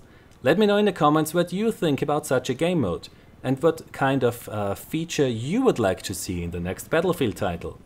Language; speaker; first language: English; non-native, fluent; German